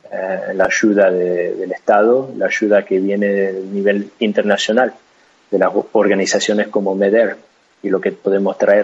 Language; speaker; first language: Spanish; non-native, fluent; English